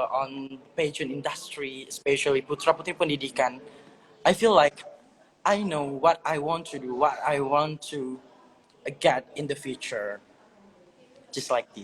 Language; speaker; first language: English; non-native, learner; Indonesian